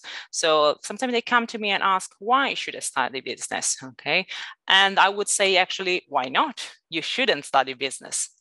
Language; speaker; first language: English; non-native, fluent; Italian